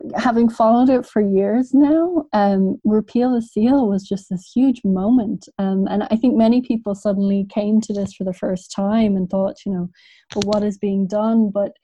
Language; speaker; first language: English; native; English